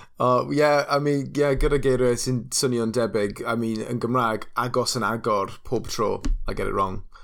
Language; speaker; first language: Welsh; non-native, local second language; English